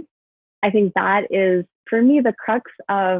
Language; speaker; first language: English; native; English